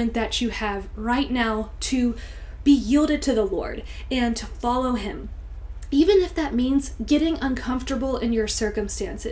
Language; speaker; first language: English; native; English